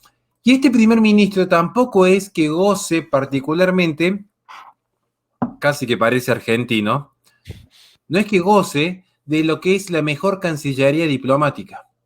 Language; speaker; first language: Spanish; native; Spanish